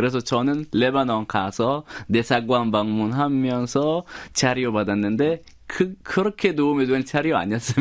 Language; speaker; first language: Korean; non-native, fluent; Arabic